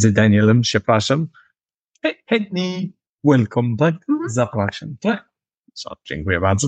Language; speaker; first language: Polish; non-native, learner; English